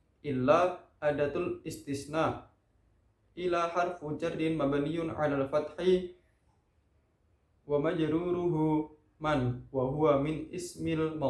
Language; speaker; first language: Arabic; non-native, learner; Indonesian